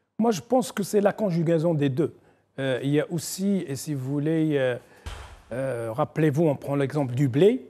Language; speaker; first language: French; non-native, local second language; Arabic